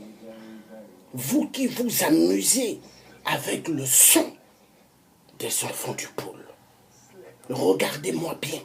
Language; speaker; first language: French; non-native, local second language; Kongo